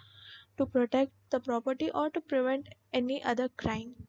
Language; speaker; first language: English; non-native, local second language; Hindi